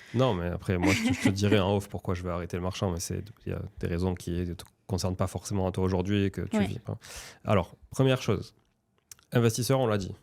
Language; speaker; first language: French; native; French